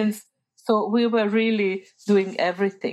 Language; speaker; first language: English; non-native, fluent; Bosnian